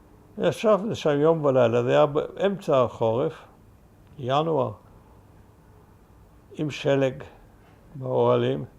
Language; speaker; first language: Hebrew; early bilingual, other home language; German